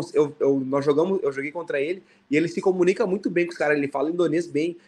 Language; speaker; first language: Portuguese; native; Portuguese